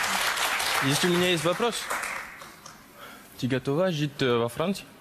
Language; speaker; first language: Russian; early bilingual, heritage; French